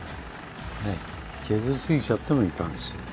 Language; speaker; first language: Japanese; native; Japanese